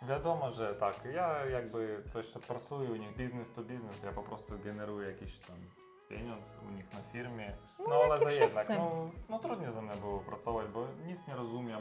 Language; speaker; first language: Polish; non-native, learner; Russian